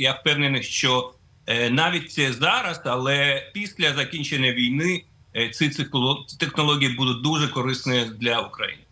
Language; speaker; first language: Ukrainian; non-native, fluent; Russian